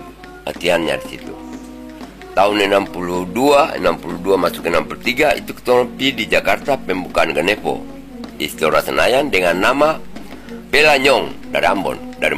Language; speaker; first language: Indonesian; non-native, local second language; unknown